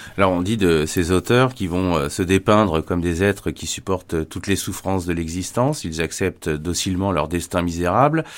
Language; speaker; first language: French; native; French